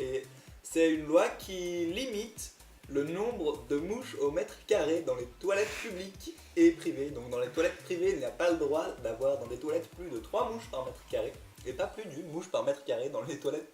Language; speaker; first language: French; native; French